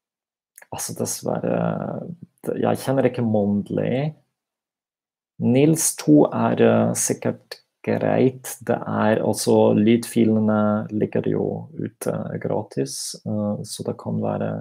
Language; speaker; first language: Norwegian; non-native, fluent; German